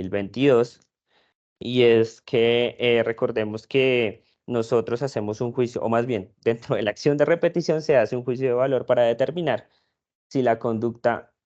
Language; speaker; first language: Spanish; native; Spanish